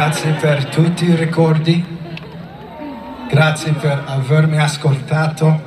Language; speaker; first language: Italian; non-native, learner; English